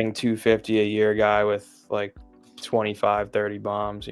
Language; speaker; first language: English; native; English